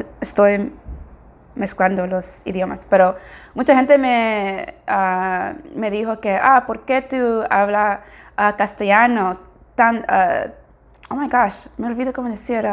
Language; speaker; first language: Spanish; non-native, fluent; English